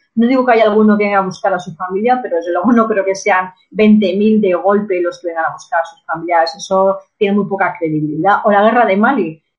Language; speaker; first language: Spanish; native; Spanish